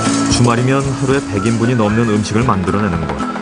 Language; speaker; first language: Korean; native; Korean